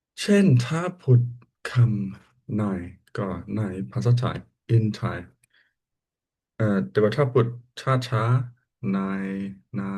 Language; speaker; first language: Thai; non-native, learner; English